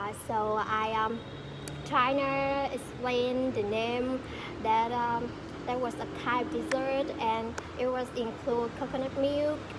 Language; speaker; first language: English; non-native, fluent; Vietnamese